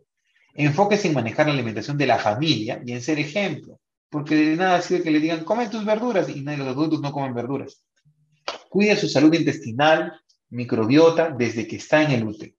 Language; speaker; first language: Spanish; native; Spanish